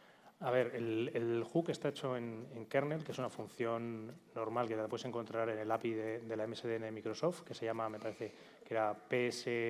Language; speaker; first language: Spanish; native; Spanish